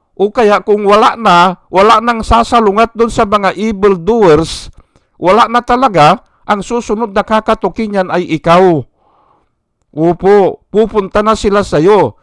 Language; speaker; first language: Filipino; non-native, local second language; Iloko